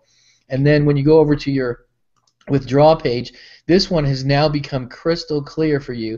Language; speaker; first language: English; native; English